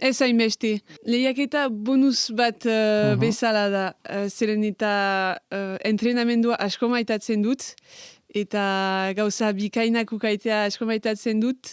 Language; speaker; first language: Basque; non-native, local second language; French